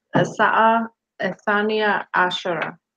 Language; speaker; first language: Arabic; non-native, learner; English